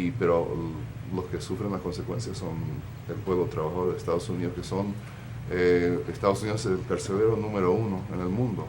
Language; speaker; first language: Spanish; early bilingual, heritage; Spanish